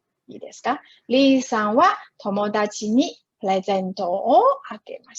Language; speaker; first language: Japanese; non-native, fluent; Chinese